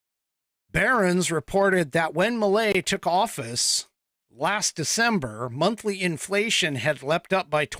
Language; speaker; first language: English; native; English